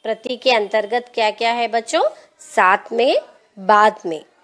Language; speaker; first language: Hindi; non-native, local second language; Telugu